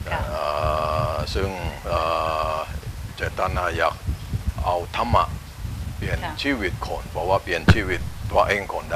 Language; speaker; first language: Thai; non-native, fluent; Indonesian